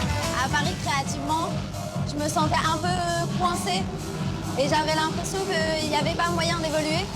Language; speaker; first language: French; early bilingual, other home language; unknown